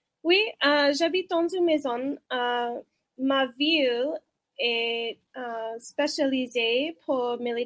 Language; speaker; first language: French; non-native, learner; English